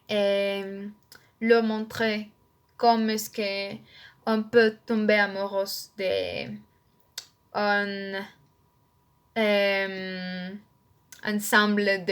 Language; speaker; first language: French; non-native, learner; Spanish